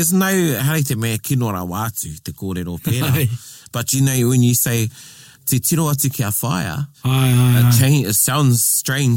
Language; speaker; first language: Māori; non-native, local second language; English